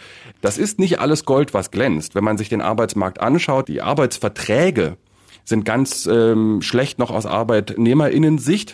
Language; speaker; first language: German; native; German